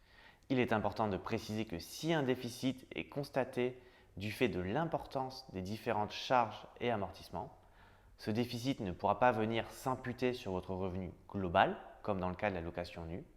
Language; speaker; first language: French; native; French